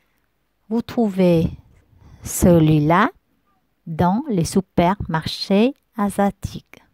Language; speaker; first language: French; non-native, learner; Vietnamese